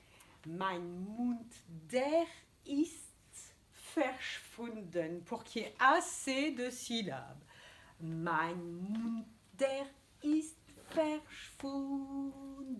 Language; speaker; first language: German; non-native, fluent; French